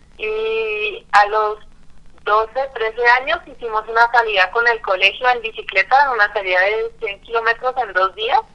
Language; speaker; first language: Spanish; non-native, fluent; French